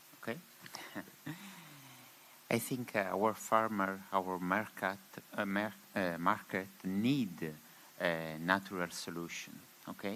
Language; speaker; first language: English; non-native, learner; Spanish